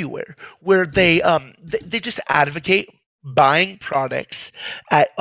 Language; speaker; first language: English; native; English